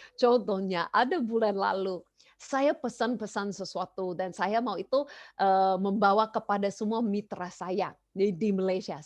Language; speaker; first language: Indonesian; non-native, fluent; English